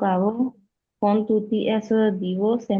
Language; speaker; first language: Italian; non-native, learner; Urdu